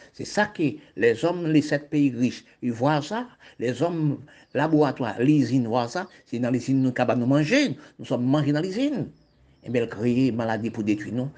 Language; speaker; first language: French; non-native, local second language; Haitian Creole